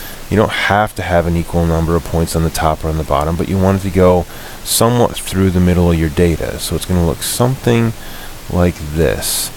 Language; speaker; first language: English; native; English